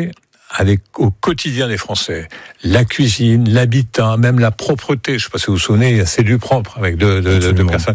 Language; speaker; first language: French; native; French